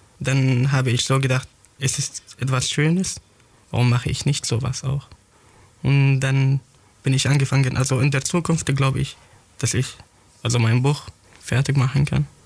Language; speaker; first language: German; non-native, fluent; Arabic